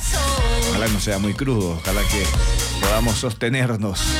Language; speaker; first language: Spanish; native; Spanish